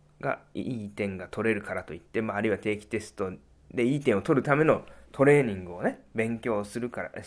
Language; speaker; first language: Japanese; native; Japanese